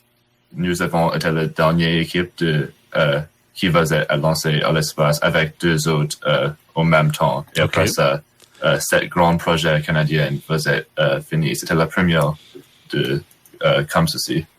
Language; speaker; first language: French; non-native, learner; English